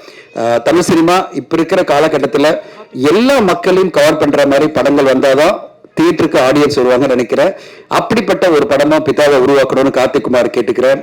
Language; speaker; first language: Tamil; native; Tamil